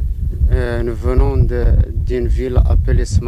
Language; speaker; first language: French; non-native, local second language; Arabic